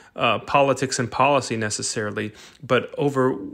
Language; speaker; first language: English; native; English